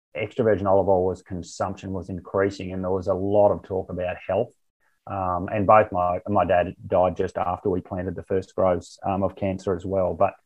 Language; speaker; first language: English; native; English